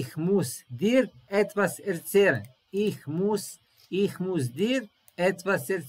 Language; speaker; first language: German; non-native, learner; Serbian